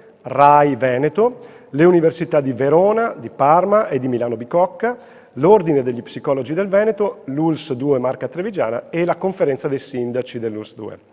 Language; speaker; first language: Italian; native; Italian